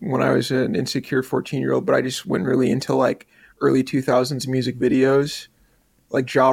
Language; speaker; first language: English; native; English